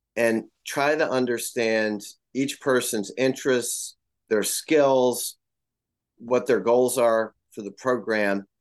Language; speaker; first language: English; native; English